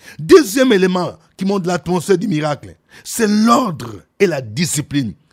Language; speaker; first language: French; non-native, local second language; Lingala